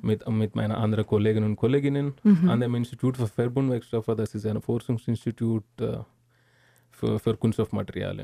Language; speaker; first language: German; non-native, learner; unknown